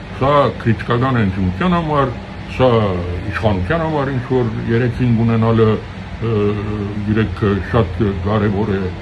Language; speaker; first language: Armenian; early bilingual, heritage; Armenian